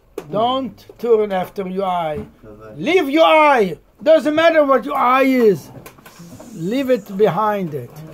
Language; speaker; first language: English; non-native, fluent; Hebrew